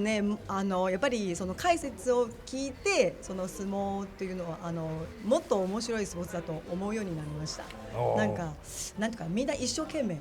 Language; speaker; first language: Japanese; non-native, fluent; Chinese